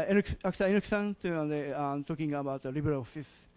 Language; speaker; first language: English; non-native, learner; Japanese